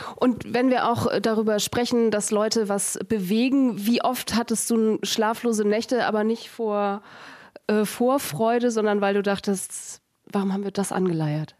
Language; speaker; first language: German; native; German